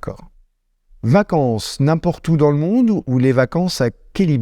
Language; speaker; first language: French; native; French